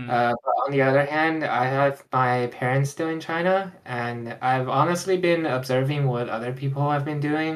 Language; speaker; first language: English; non-native, fluent; Chinese